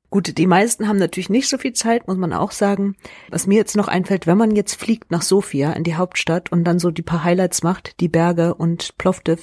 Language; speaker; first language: German; native; German